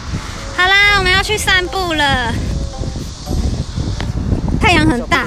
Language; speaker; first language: Chinese; native; Chinese